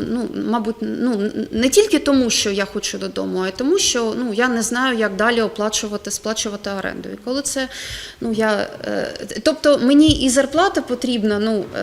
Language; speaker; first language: Ukrainian; non-native, local second language; Russian